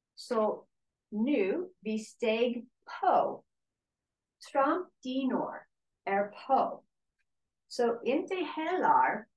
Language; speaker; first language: Swedish; non-native, learner; English